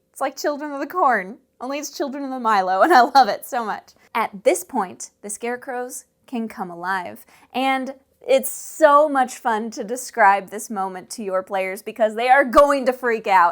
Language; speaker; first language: English; native; English